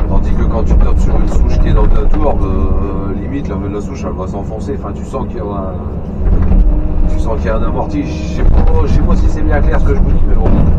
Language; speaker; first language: French; native; French